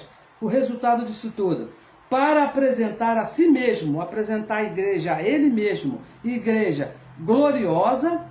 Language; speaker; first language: Portuguese; native; Portuguese